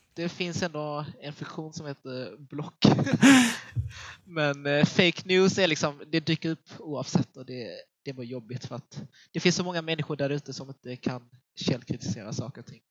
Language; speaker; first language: Swedish; early bilingual, other home language; Vietnamese